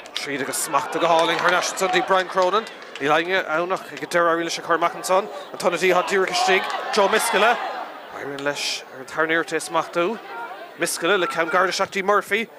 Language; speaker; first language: Irish; native; Irish